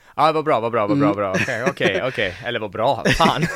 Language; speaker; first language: Swedish; early bilingual, other home language; Persian